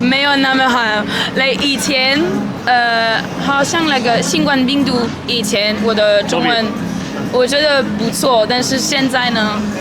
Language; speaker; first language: Chinese; non-native, learner; German